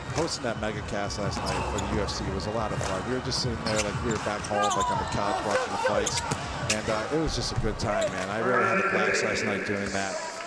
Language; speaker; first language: English; native; English